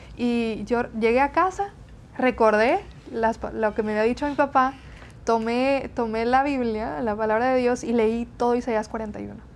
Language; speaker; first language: Spanish; native; Spanish